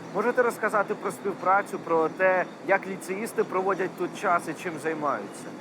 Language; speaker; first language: Ukrainian; native; Ukrainian